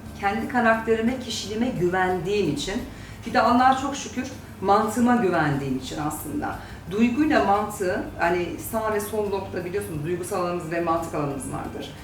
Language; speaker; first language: Turkish; early bilingual, heritage; Turkish